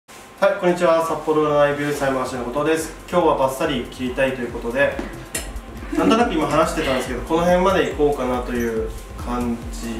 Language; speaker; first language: Japanese; native; Japanese